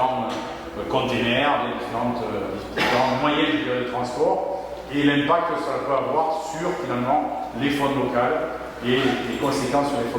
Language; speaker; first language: French; native; French